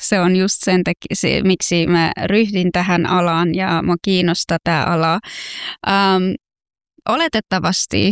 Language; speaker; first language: Finnish; non-native, fluent; Persian